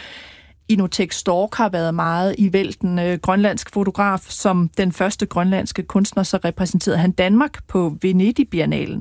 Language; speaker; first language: Danish; native; Danish